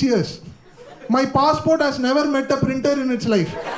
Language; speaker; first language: English; non-native, local second language; Tamil